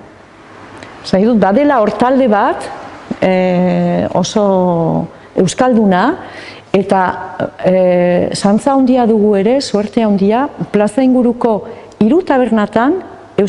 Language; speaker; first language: Basque; native; Basque